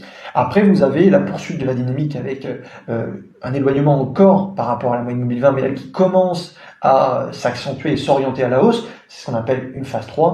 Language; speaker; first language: French; native; French